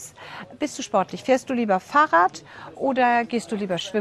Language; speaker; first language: German; native; German